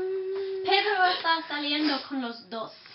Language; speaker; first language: Spanish; non-native, learner; English